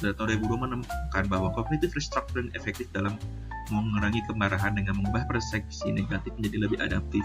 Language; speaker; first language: Indonesian; native; Indonesian